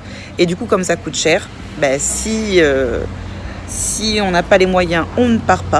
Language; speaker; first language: French; native; French